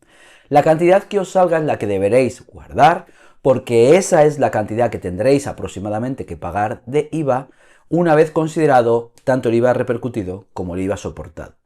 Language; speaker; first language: Spanish; native; Spanish